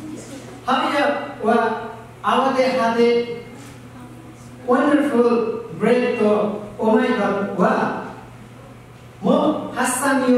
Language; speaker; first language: Japanese; non-native, learner; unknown